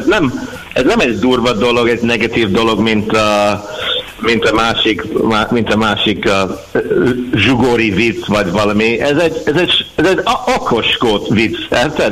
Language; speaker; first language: Hungarian; non-native, learner; English